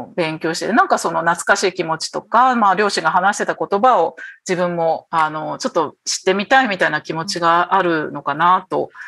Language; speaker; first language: Japanese; native; Japanese